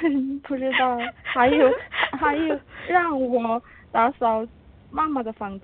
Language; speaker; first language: Chinese; non-native, learner; Korean